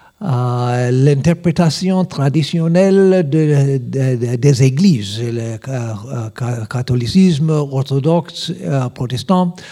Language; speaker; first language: French; non-native, learner; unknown